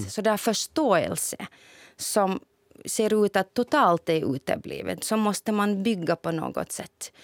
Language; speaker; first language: Swedish; non-native, fluent; Russian